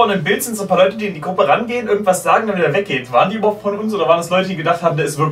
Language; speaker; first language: German; native; German